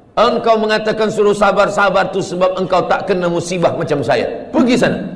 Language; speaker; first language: Malay; native; Malay